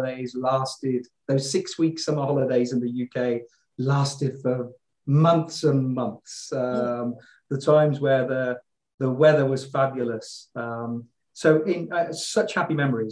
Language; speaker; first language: English; native; English